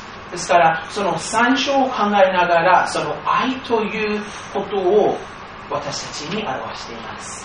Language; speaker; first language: Japanese; non-native, fluent; English